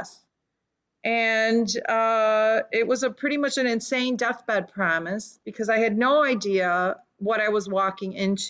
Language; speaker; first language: English; early bilingual, other home language; Lithuanian